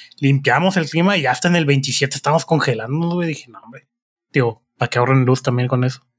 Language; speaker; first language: Spanish; native; Spanish